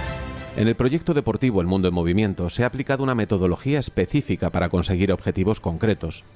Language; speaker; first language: Spanish; native; Spanish